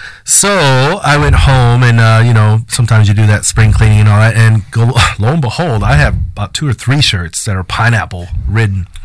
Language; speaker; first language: English; early bilingual, other home language; Spanish